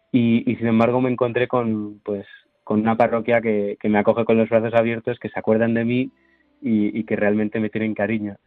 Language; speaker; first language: Spanish; native; Spanish